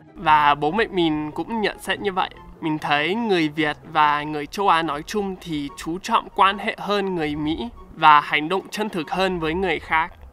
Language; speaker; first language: Vietnamese; non-native, fluent; English